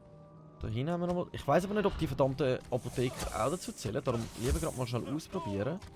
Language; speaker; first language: German; native; German